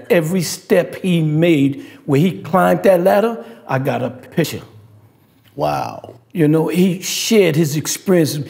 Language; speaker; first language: English; native; English